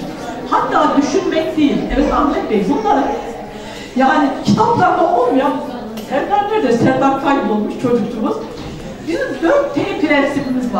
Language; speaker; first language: Turkish; native; Turkish